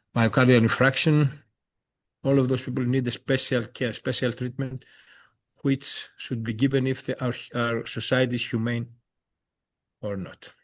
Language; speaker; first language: English; non-native, fluent; Greek